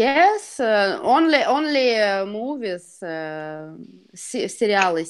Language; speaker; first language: English; non-native, learner; Russian